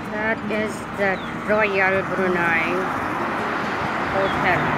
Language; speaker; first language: English; non-native, local second language; Filipino